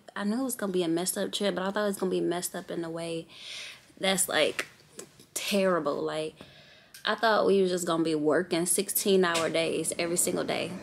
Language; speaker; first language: English; native; English